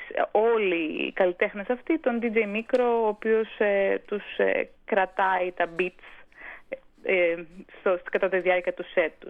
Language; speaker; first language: Greek; native; Greek